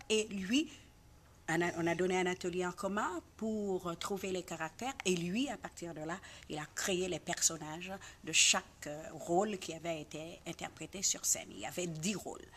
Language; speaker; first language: French; non-native, local second language; Haitian Creole